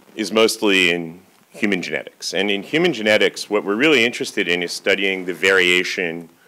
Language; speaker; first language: English; native; English